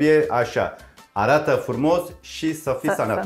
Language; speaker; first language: Romanian; non-native, learner; Turkish